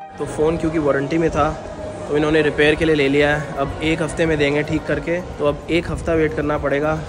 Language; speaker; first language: Hindi; native; Hindi